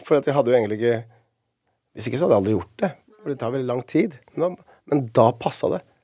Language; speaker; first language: Norwegian; early bilingual, other home language; Spanish